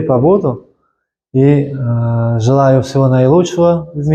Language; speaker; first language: Russian; non-native, local second language; Uzbek